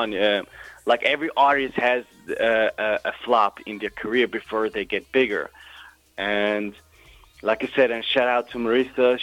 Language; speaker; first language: English; non-native, fluent; German